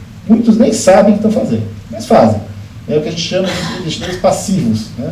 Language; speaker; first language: Portuguese; native; Portuguese